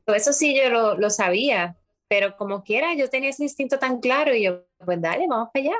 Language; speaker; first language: Spanish; native; Spanish